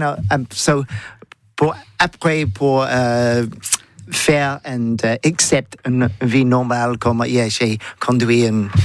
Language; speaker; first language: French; non-native, learner; English